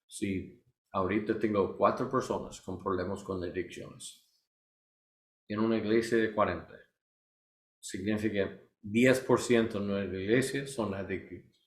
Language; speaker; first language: Spanish; non-native, learner; English